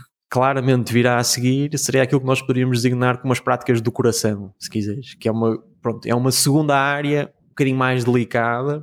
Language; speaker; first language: Portuguese; native; Portuguese